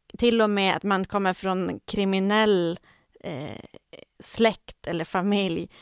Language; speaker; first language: Swedish; native; Swedish